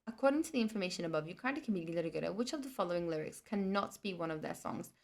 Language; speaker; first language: English; non-native, fluent; Turkish